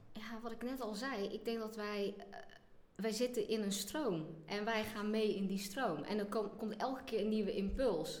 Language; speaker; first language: Dutch; native; Dutch